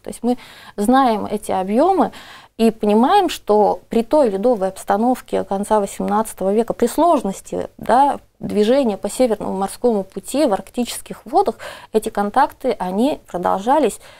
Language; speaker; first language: Russian; native; Russian